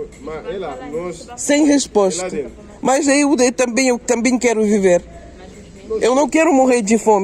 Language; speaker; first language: Portuguese; non-native, learner; Ukrainian